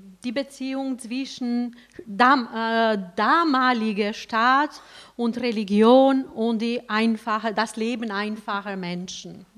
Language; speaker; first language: German; non-native, fluent; Albanian